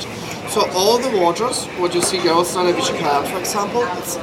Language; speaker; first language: English; non-native, fluent; German